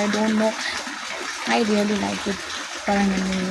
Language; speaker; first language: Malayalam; non-native, local second language; Telugu